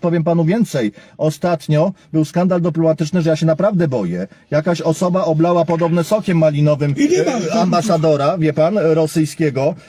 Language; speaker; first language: Polish; native; Polish